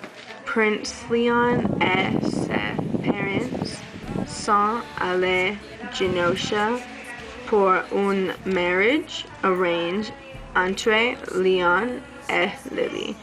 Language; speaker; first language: French; non-native, learner; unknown